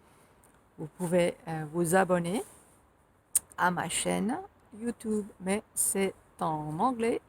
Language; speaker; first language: French; non-native, fluent; Finnish